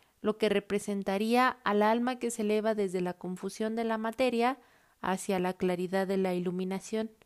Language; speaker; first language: Spanish; native; Spanish